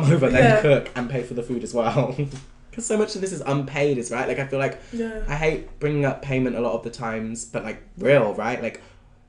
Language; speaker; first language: English; native; English